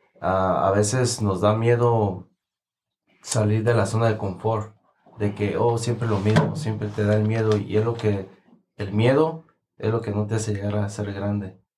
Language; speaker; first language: Spanish; native; Spanish